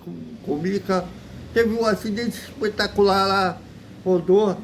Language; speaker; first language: Portuguese; native; Portuguese